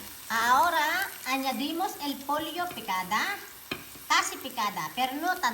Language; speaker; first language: Spanish; non-native, fluent; Filipino